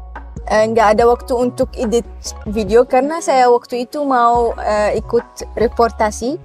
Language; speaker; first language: Indonesian; non-native, learner; Arabic